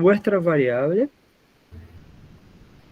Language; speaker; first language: Spanish; non-native, learner; Portuguese